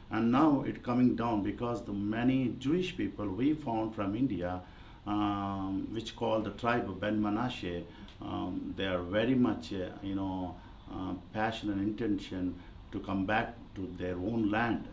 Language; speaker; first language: English; non-native, local second language; Telugu